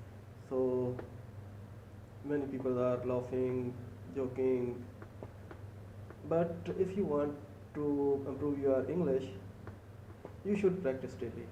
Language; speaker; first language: English; non-native, learner; Urdu